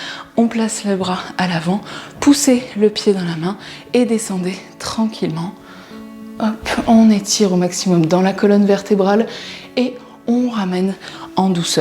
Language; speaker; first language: French; native; French